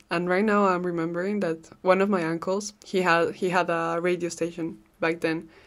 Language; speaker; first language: English; non-native, fluent; Spanish